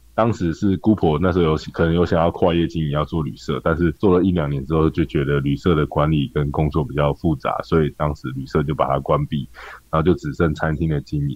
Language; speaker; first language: Chinese; native; Chinese